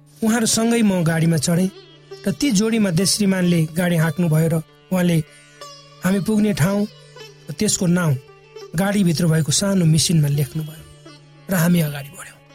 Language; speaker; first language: Nepali; native; Nepali